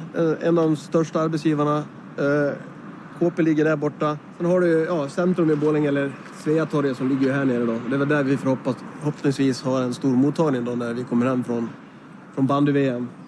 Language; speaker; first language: Swedish; native; Swedish